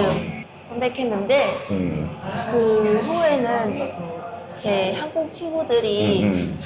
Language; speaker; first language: Korean; non-native, fluent; Vietnamese